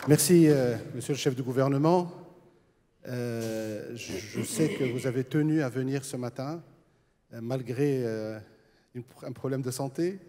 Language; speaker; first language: French; non-native, local second language; Arabic